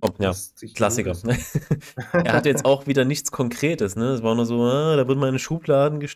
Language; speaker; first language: German; native; German